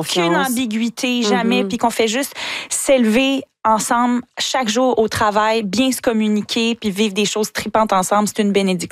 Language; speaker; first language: French; native; French